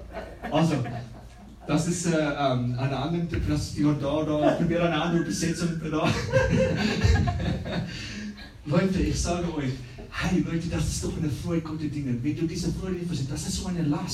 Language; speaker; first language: German; non-native, learner; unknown